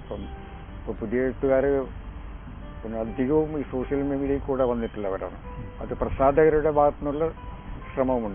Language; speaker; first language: Malayalam; native; Malayalam